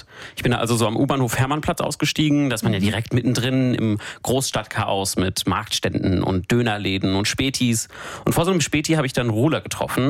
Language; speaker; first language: German; native; German